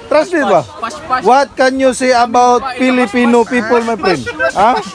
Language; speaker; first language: English; non-native, learner; Cebuano